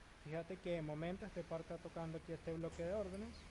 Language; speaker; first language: Spanish; native; Spanish